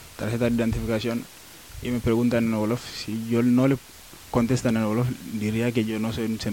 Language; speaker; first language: Spanish; non-native, learner; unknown